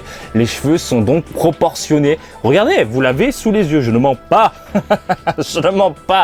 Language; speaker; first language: French; native; French